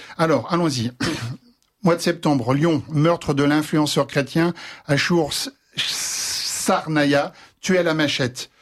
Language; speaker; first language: French; native; French